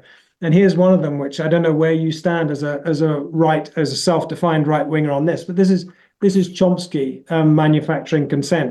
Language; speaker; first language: English; native; English